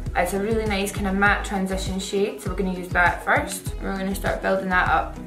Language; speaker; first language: English; native; English